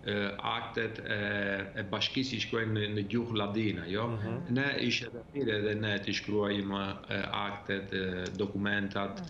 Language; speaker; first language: Albanian; early bilingual, heritage; Albanian